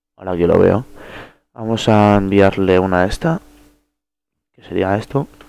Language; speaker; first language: Spanish; early bilingual, other home language; Polish